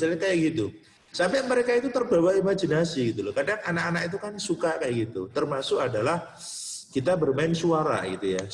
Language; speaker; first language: Indonesian; non-native, local second language; Javanese